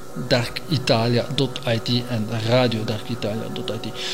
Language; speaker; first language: English; non-native, fluent; Dutch